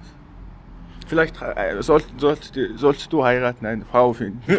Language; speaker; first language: German; non-native, fluent; Mongolian